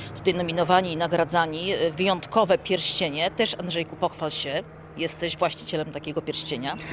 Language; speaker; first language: Polish; native; Polish